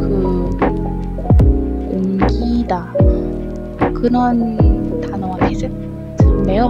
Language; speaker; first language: Korean; non-native, learner; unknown